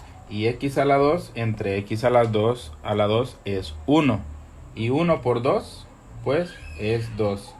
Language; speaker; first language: Spanish; native; Spanish